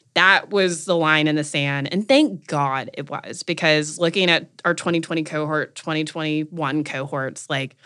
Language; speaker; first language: English; native; English